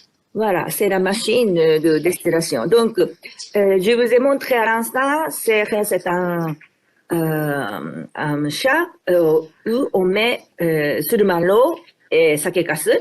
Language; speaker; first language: French; non-native, fluent; Japanese